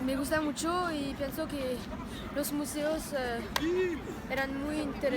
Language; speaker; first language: Spanish; non-native, learner; French